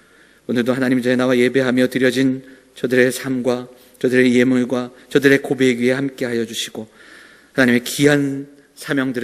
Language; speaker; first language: Korean; native; Korean